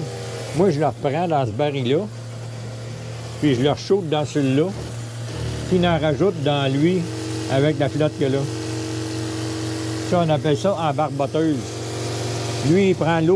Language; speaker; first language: French; native; French